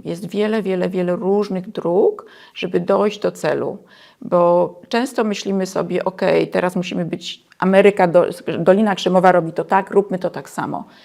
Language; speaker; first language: Polish; native; Polish